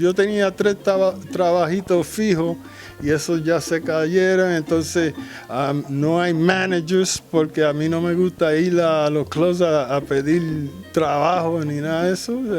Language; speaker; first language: Spanish; early bilingual, heritage; Spanish